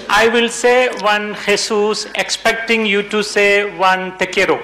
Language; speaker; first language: English; non-native, local second language; Malayalam